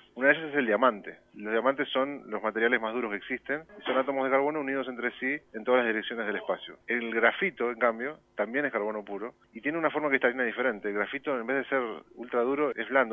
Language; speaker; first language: Spanish; native; Spanish